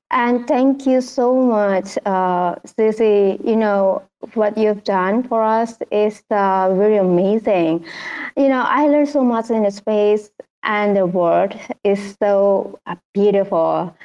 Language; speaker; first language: English; non-native, learner; Indonesian